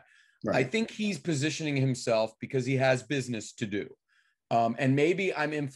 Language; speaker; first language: English; native; English